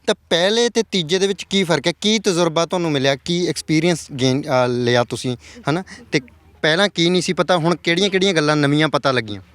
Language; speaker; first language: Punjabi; native; Punjabi